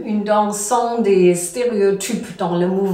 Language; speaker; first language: French; non-native, learner; German